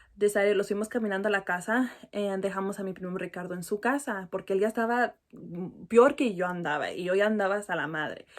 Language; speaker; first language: Spanish; early bilingual, heritage; Spanish